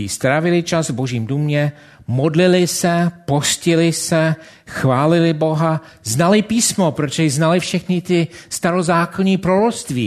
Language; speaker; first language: Czech; non-native, fluent; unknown